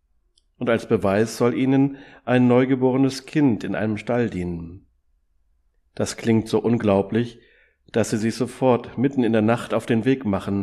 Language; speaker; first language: German; native; German